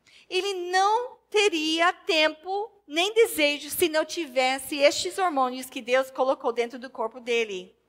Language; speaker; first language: Portuguese; non-native, fluent; English